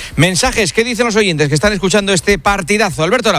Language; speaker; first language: Spanish; native; Spanish